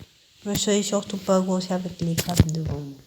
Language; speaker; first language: French; native; French